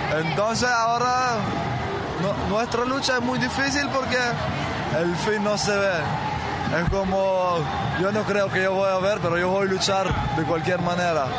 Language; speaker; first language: Spanish; non-native, fluent; Arabic